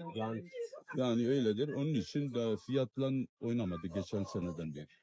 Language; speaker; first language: Turkish; non-native, fluent; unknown